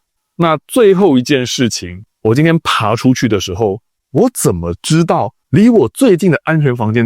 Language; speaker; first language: Chinese; native; Chinese